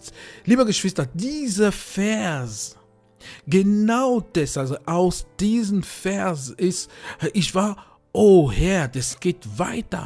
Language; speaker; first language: German; non-native, fluent; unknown